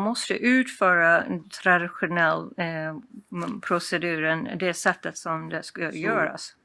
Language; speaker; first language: Swedish; non-native, fluent; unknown